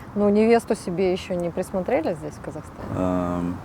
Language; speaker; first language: Russian; native; Russian